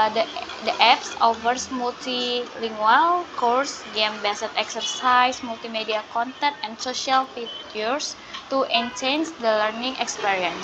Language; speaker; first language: English; non-native, learner; Indonesian